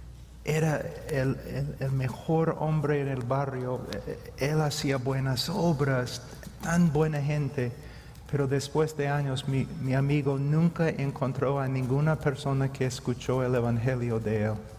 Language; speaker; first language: Spanish; non-native, fluent; English